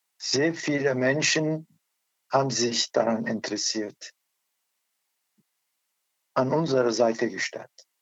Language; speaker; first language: German; non-native, learner; Turkish